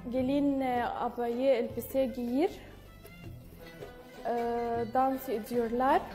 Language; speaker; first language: Turkish; non-native, learner; Arabic